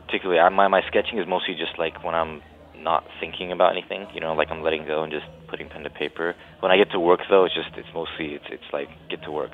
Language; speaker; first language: English; non-native, local second language; Cantonese